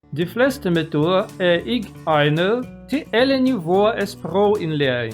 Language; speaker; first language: Danish; non-native, learner; Russian